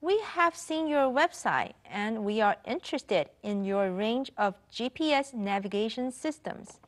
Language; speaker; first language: English; non-native, fluent; Chinese